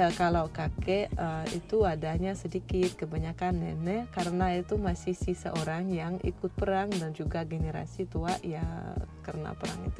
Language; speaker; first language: Indonesian; non-native, fluent; Russian